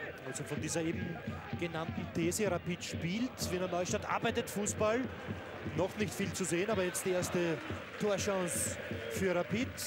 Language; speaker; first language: German; native; German